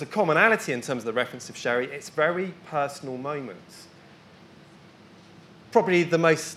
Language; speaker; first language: English; native; English